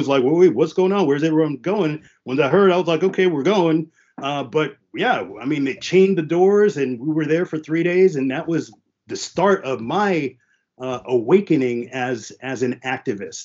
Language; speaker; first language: English; early bilingual, other home language; French